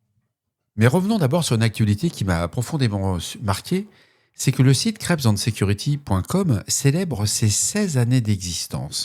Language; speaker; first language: French; native; French